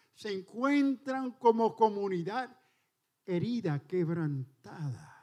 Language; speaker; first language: Spanish; early bilingual, heritage; Spanish